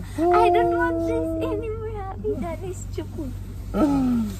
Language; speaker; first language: English; non-native, learner; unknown